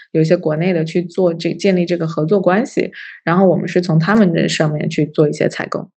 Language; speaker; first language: Chinese; native; Chinese